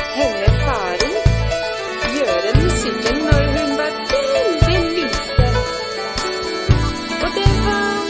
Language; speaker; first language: Norwegian; non-native, learner; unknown